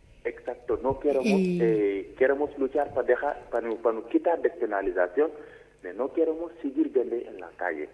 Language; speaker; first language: Spanish; non-native, learner; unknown